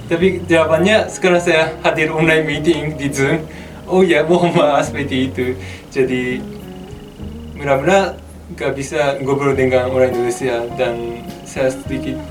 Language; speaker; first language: Indonesian; non-native, fluent; Japanese